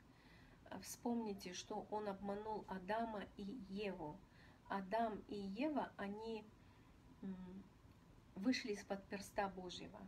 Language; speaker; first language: Russian; native; Russian